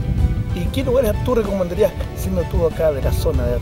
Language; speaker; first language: Spanish; native; Spanish